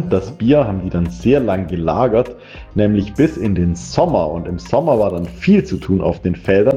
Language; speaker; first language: German; native; German